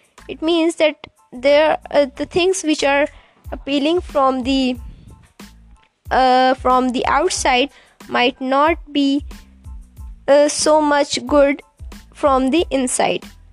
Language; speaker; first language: English; non-native, local second language; Punjabi